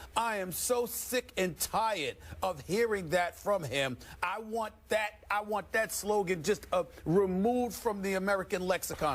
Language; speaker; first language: English; native; English